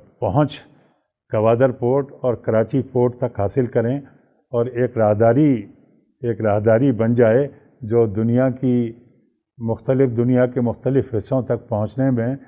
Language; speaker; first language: Urdu; native; Urdu